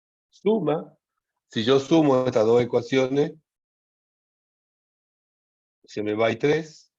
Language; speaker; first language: Spanish; native; Spanish